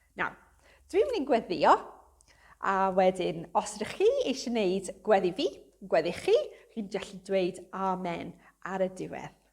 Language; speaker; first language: Welsh; non-native, local second language; English